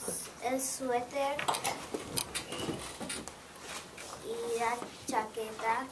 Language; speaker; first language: Spanish; non-native, learner; English